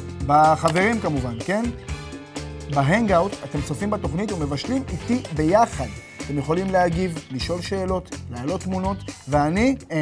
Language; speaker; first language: Hebrew; native; Hebrew